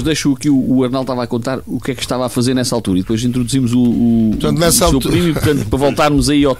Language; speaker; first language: Portuguese; native; Portuguese